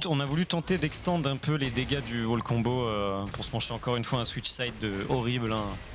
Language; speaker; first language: French; native; French